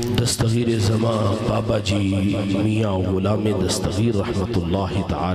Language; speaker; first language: Urdu; non-native, local second language; Punjabi